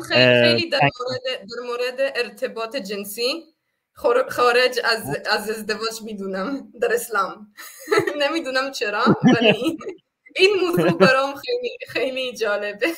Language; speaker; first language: Persian; non-native, fluent; Hebrew